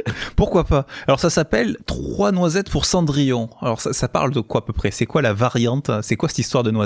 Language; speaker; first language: French; native; French